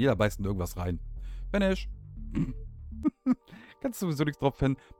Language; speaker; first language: German; native; German